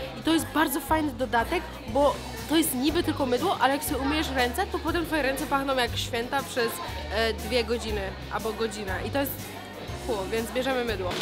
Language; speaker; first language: Polish; early bilingual, heritage; Polish